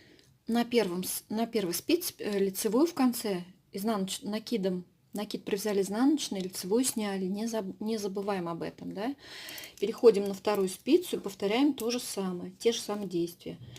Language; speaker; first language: Russian; native; Russian